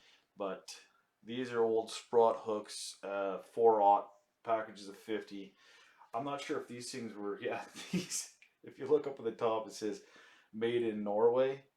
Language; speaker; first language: English; native; English